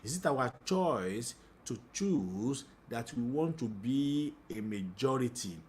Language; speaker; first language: English; non-native, local second language; Yoruba